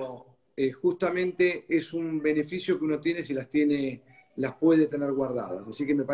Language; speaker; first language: Spanish; native; Spanish